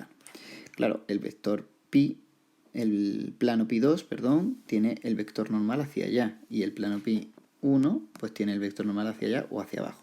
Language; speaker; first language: Spanish; native; Spanish